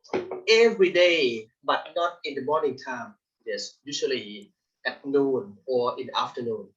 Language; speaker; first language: English; non-native, fluent; Thai